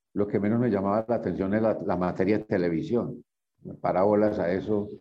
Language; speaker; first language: Spanish; native; Spanish